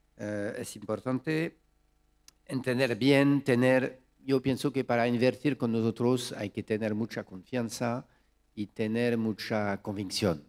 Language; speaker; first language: Spanish; non-native, fluent; French